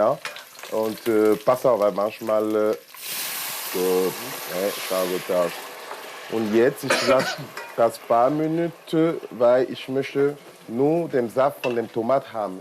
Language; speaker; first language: German; non-native, learner; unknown